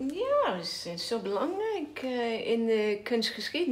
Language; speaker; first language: Dutch; non-native, fluent; English